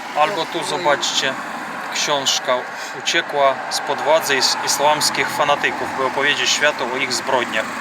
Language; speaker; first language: Polish; non-native, fluent; Ukrainian